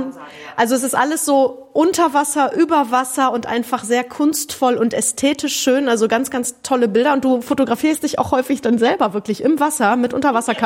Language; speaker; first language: German; native; German